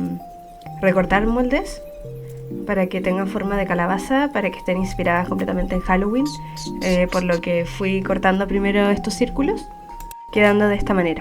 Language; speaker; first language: Spanish; native; Spanish